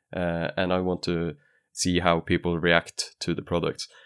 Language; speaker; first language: English; non-native, fluent; Norwegian